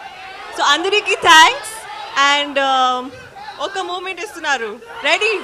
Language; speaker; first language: Telugu; non-native, learner; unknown